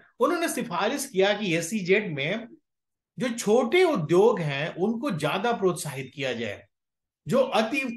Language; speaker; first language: Hindi; native; Hindi